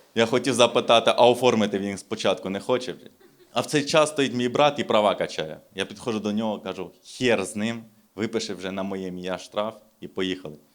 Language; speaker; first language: Ukrainian; non-native, local second language; Russian